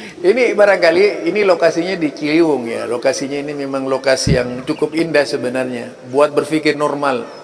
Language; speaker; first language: Indonesian; non-native, local second language; Madurese